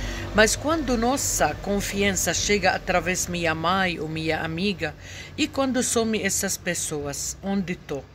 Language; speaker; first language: Portuguese; non-native, fluent; Arabic